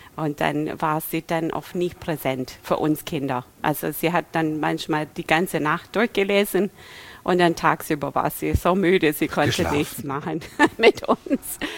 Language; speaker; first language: German; non-native, fluent; English